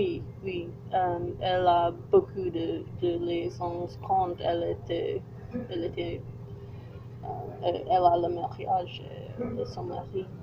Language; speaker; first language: French; non-native, learner; English